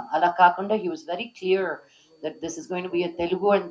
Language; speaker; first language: Telugu; native; Telugu